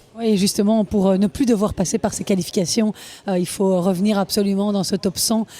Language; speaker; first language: French; native; French